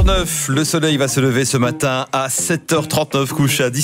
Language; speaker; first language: French; native; French